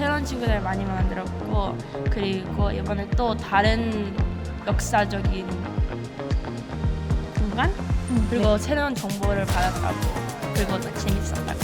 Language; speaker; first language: Korean; early bilingual, heritage; English